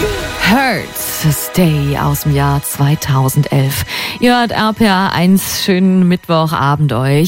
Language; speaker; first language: German; native; German